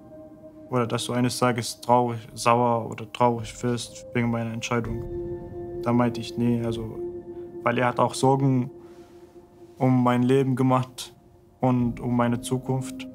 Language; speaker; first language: German; non-native, fluent; Arabic